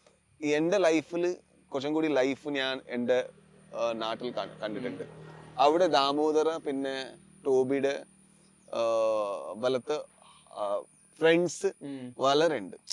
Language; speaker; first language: Malayalam; non-native, learner; Kannada